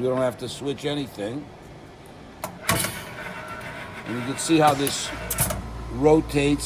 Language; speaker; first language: English; native; English